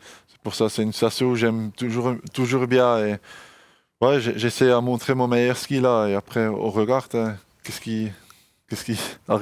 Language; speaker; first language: French; non-native, local second language; German